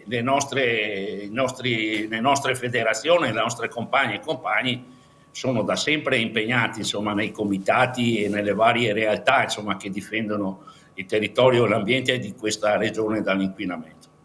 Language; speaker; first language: Italian; native; Italian